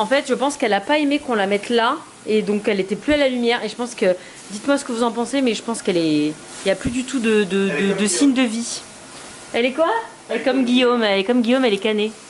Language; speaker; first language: French; native; French